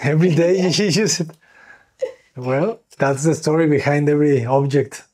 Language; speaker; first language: English; non-native, fluent; Spanish